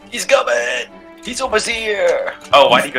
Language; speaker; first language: English; native; English